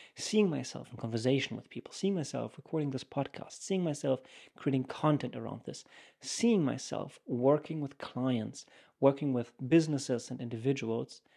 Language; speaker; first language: English; non-native, fluent; German